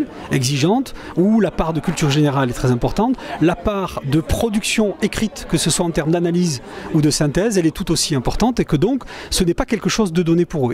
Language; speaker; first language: French; native; French